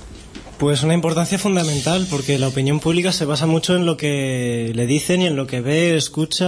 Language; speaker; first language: Spanish; native; Spanish